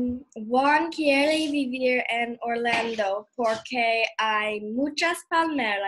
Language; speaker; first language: Spanish; non-native, learner; English